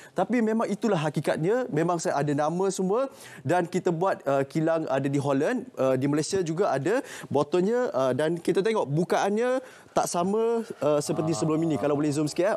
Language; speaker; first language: Malay; native; Malay